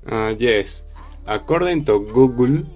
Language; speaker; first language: English; non-native, learner; Spanish